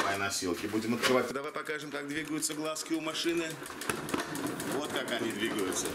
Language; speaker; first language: Russian; native; Russian